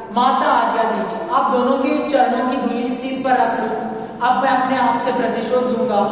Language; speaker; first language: Hindi; non-native, local second language; Kannada